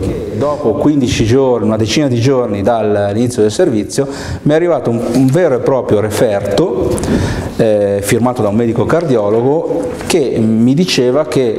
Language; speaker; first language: Italian; native; Italian